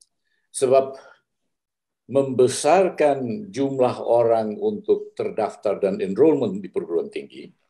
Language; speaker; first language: Malay; native; Malay